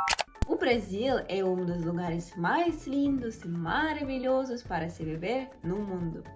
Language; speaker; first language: Portuguese; non-native, fluent; Russian